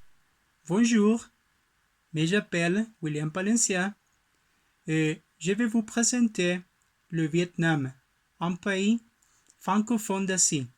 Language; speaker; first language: French; non-native, learner; Spanish